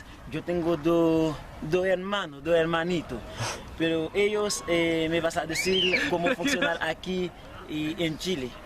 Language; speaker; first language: Spanish; non-native, learner; Haitian Creole